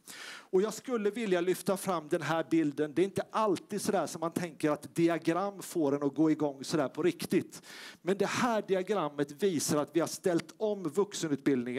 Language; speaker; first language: Swedish; native; Swedish